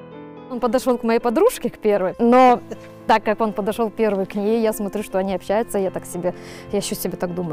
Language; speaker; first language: Russian; native; Russian